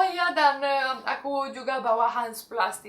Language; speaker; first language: Indonesian; non-native, fluent; Romanian